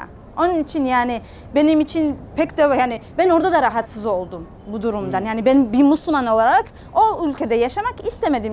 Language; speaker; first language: Turkish; non-native, fluent; Georgian